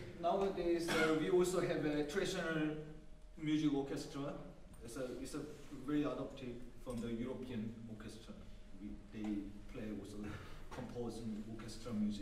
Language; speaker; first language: English; non-native, learner; Korean